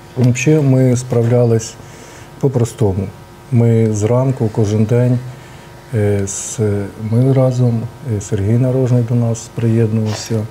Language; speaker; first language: Ukrainian; non-native, local second language; Russian